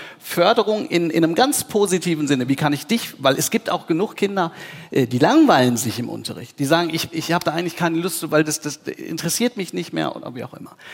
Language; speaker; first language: German; native; German